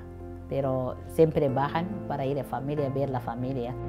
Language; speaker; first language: Spanish; non-native, learner; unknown